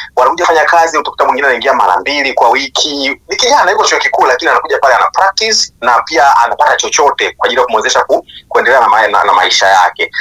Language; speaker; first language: Swahili; native; Swahili